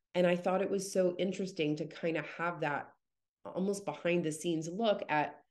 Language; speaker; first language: English; native; English